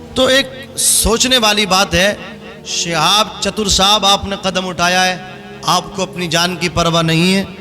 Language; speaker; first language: Urdu; native; Urdu